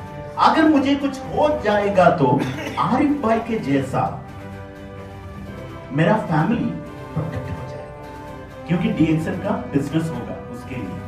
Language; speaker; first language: Hindi; non-native, fluent; Bangla